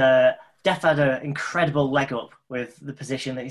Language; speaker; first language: English; native; English